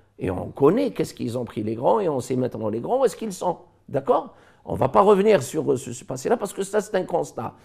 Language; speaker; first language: French; non-native, local second language; Arabic